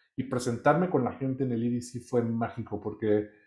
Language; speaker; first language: Spanish; native; Spanish